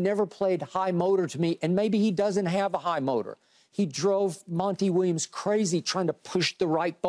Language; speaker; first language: English; native; English